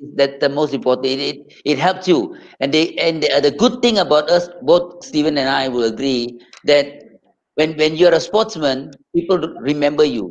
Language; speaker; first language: English; non-native, local second language; Tamil